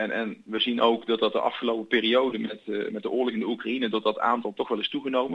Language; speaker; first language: Dutch; native; Dutch